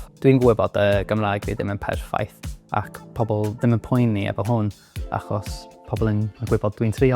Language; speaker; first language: Welsh; non-native, local second language; English